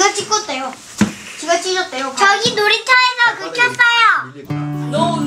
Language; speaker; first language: Korean; native; Korean